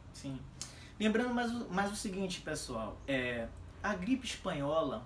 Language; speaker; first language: Portuguese; native; Portuguese